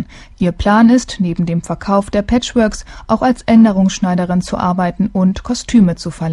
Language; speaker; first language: German; native; German